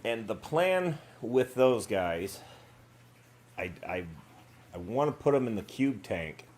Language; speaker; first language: English; native; English